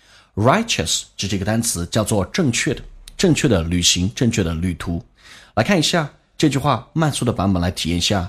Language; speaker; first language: Chinese; native; Chinese